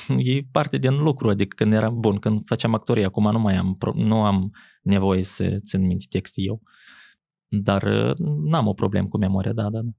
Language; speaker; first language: Romanian; native; Romanian